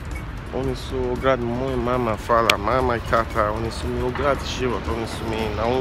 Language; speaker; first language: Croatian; non-native, learner; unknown